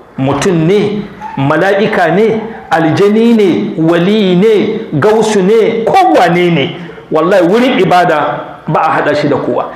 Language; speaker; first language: Hausa; non-native, local second language; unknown